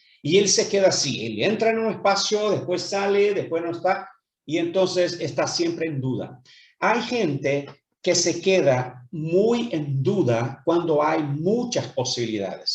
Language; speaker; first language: Spanish; non-native, fluent; Portuguese